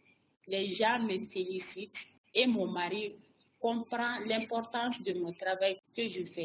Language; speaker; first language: French; non-native, local second language; Bambara